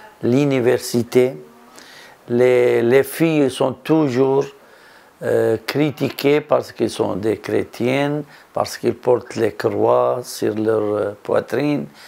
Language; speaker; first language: French; non-native, fluent; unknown